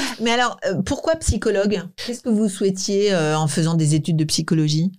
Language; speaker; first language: French; native; French